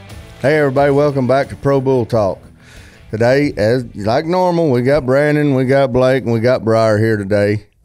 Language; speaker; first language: English; native; English